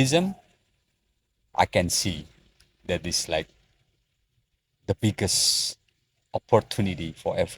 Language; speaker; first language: English; non-native, learner; Indonesian